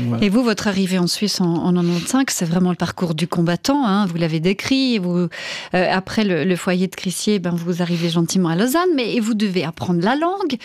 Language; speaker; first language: French; native; French